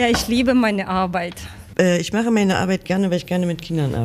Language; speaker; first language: German; non-native, learner; Ukrainian